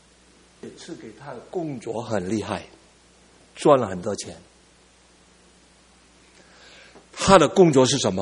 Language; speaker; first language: Chinese; early bilingual, heritage; Cantonese